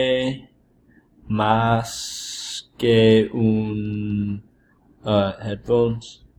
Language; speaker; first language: Spanish; non-native, learner; English